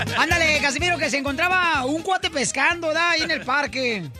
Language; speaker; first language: Spanish; native; Spanish